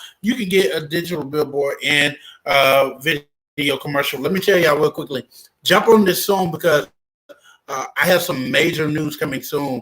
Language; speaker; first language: English; native; English